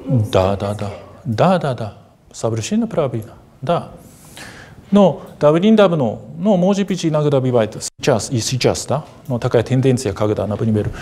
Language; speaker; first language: Russian; non-native, fluent; Japanese